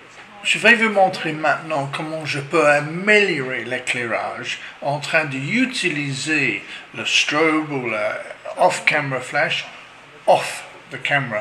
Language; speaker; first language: French; non-native, learner; English